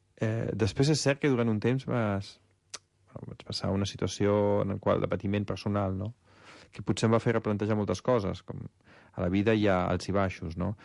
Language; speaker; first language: Catalan; non-native, fluent; Italian